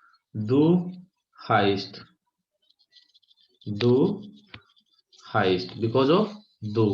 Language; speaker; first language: German; non-native, fluent; Hindi